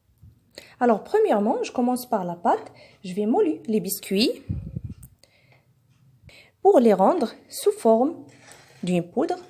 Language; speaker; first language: French; non-native, local second language; Arabic